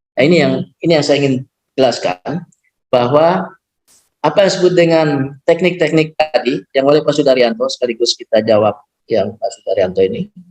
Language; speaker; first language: Indonesian; non-native, local second language; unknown